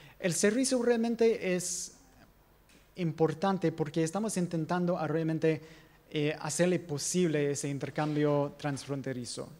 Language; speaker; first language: Spanish; non-native, fluent; English